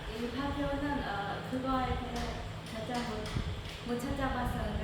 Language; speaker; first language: Korean; non-native, fluent; Khmer